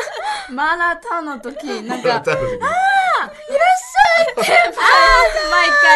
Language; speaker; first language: Japanese; non-native, learner; Chinese